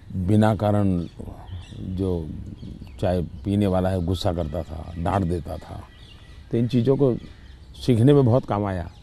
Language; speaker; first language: Hindi; non-native, local second language; Gujarati